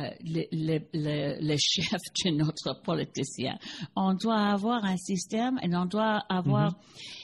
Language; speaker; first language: French; non-native, learner; English